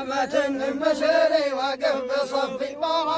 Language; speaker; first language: Arabic; native; Arabic